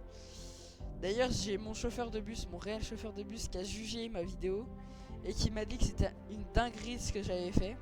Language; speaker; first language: French; native; French